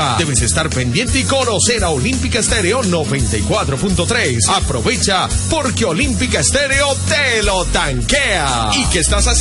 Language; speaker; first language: Spanish; native; Spanish